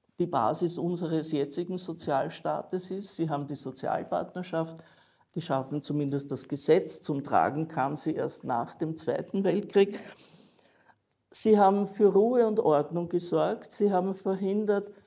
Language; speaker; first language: German; native; German